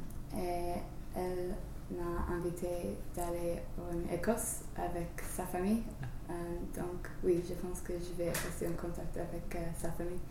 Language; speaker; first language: French; non-native, learner; English